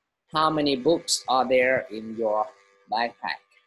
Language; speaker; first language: English; non-native, fluent; Vietnamese